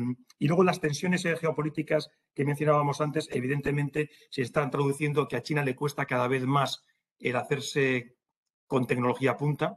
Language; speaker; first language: Spanish; native; Spanish